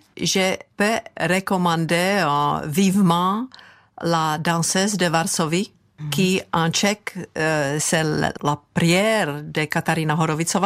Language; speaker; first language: French; non-native, fluent; Czech